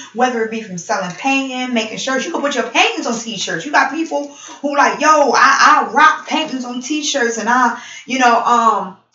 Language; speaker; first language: English; native; English